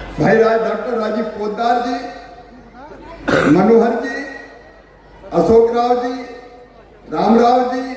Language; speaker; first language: Hindi; native; Hindi